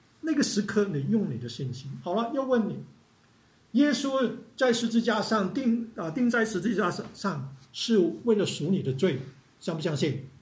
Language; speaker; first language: Chinese; non-native, local second language; Cantonese